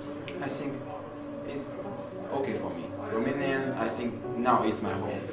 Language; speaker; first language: English; non-native, fluent; Chinese